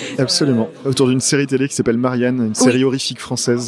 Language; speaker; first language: French; native; French